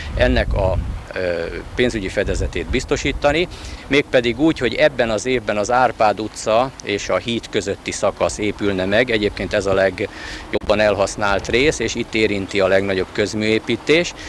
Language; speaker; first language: Hungarian; native; Hungarian